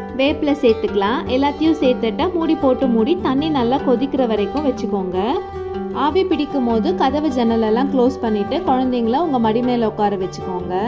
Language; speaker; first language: Tamil; native; Tamil